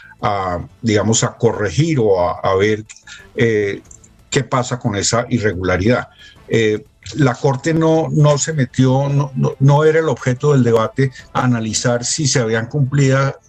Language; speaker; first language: Spanish; native; Spanish